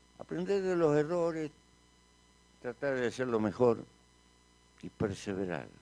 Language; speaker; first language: Spanish; native; Spanish